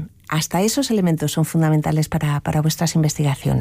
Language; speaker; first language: Spanish; native; Spanish